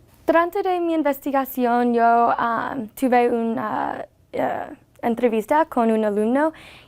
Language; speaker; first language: Spanish; non-native, learner; English